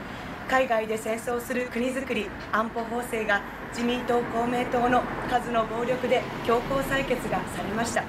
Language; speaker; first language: Japanese; native; Japanese